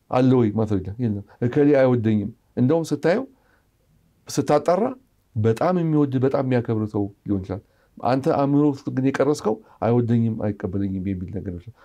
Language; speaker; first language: Amharic; native; Amharic